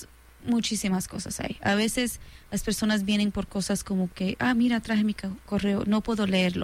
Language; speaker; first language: Spanish; early bilingual, heritage; Spanish